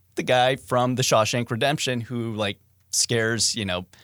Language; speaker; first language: English; native; English